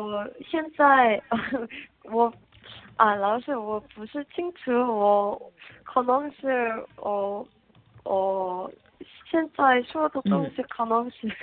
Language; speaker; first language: Chinese; non-native, learner; Korean